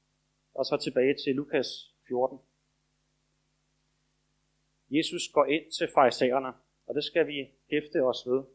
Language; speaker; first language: Danish; native; Danish